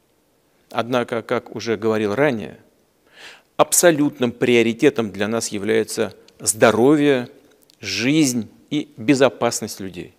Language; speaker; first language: Russian; native; Russian